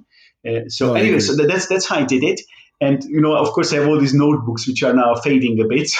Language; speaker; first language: English; non-native, fluent; Hungarian